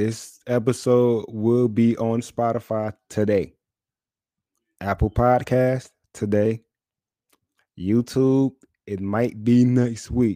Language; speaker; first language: English; native; English